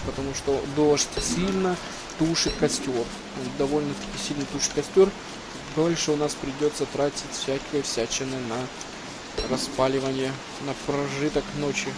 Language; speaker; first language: Russian; native; Russian